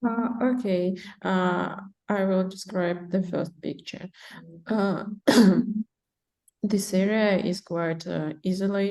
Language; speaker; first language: English; non-native, learner; Russian